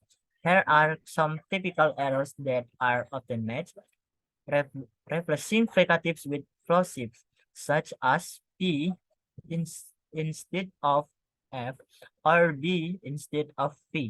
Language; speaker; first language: English; non-native, learner; Indonesian